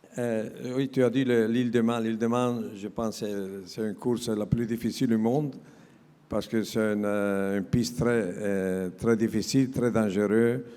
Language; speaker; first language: French; non-native, learner; Italian